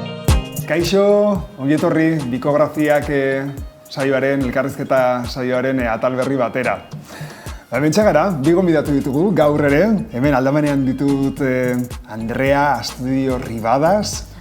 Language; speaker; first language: Basque; native; Basque